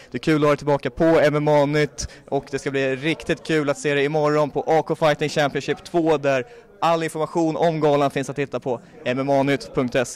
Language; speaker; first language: Swedish; native; Swedish